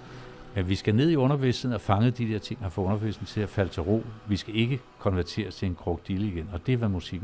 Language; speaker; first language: Danish; native; Danish